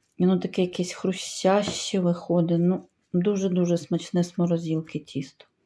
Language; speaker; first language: Ukrainian; non-native, local second language; Russian